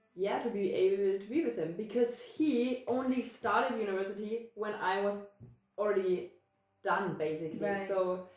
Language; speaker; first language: English; non-native, fluent; German